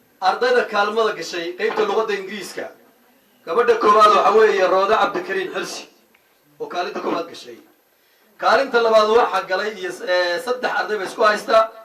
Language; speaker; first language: Somali; native; Somali